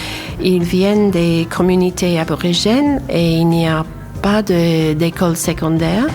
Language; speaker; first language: French; non-native, fluent; English